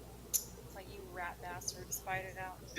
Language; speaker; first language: English; native; English